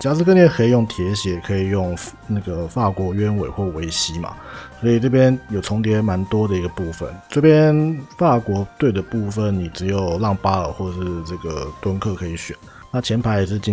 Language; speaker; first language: Chinese; native; Chinese